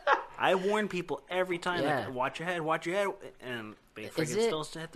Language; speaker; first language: English; native; English